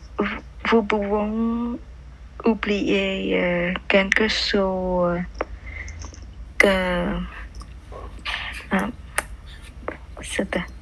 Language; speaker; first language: French; non-native, learner; Vietnamese